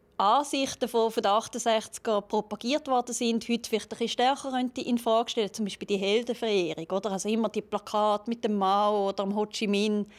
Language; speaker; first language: German; native; German